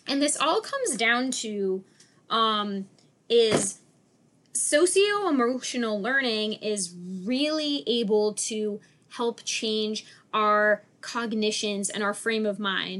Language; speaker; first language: English; native; English